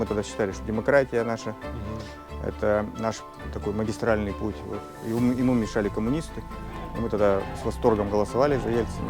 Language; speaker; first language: Russian; native; Russian